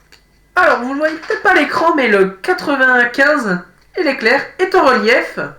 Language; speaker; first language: French; native; French